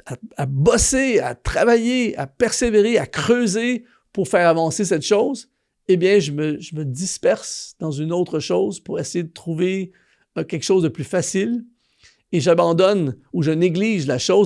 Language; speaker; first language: French; native; French